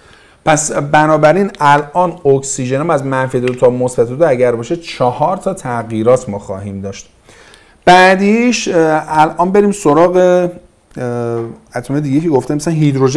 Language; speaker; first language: Persian; native; Persian